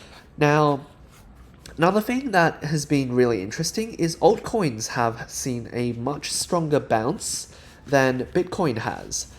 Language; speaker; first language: English; native; English